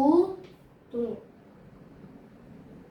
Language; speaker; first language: English; non-native, learner; Indonesian